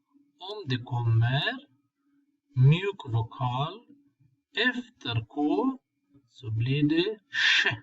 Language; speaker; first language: Swedish; non-native, fluent; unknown